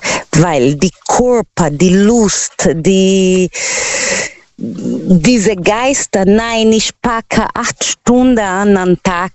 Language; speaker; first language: German; non-native, learner; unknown